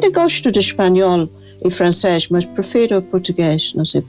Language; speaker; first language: Portuguese; non-native, fluent; English